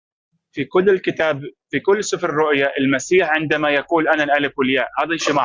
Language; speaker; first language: Arabic; native; Arabic